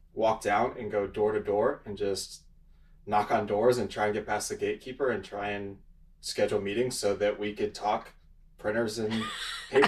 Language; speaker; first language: English; native; English